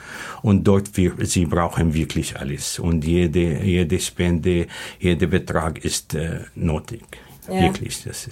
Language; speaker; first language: German; non-native, learner; Arabic